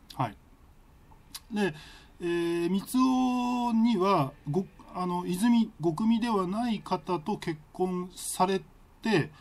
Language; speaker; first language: Japanese; native; Japanese